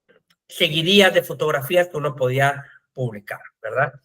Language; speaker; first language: Spanish; native; Spanish